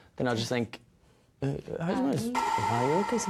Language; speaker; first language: Korean; non-native, learner; English